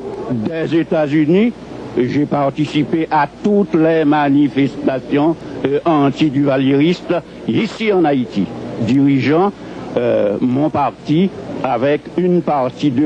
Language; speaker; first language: French; non-native, local second language; Haitian Creole